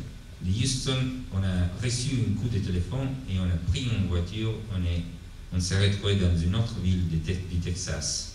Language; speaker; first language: French; non-native, fluent; Italian